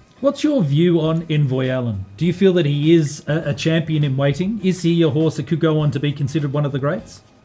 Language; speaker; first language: English; native; English